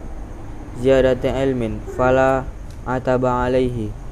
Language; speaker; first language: Arabic; non-native, learner; Indonesian